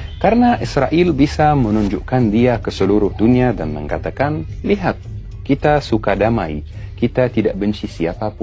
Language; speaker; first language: Indonesian; non-native, fluent; Arabic